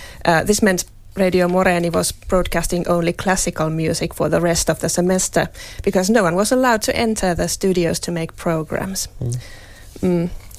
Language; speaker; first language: English; non-native, fluent; Finnish